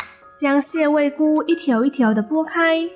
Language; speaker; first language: Chinese; native; Chinese